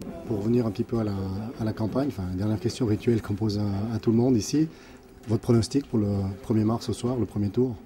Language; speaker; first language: French; native; French